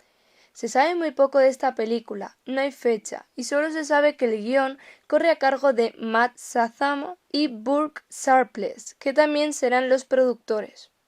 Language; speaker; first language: Spanish; native; Spanish